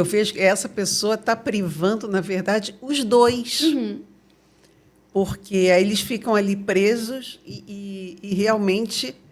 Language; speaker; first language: Portuguese; native; Portuguese